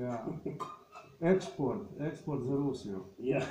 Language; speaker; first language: Russian; non-native, learner; Slovenian